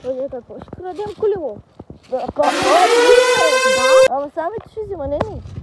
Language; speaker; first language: Bulgarian; native; Bulgarian